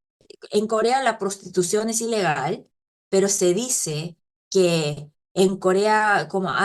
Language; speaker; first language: Spanish; non-native, fluent; Korean